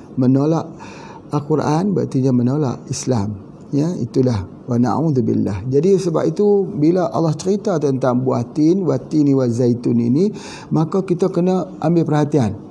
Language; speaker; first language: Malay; native; Malay